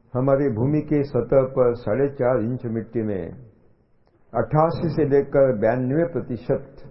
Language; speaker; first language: Hindi; non-native, local second language; Marathi